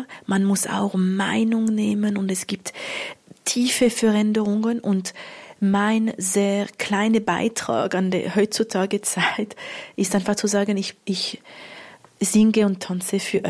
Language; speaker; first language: German; non-native, local second language; French